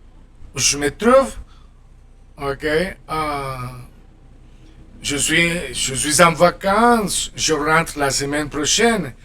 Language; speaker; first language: French; non-native, fluent; Spanish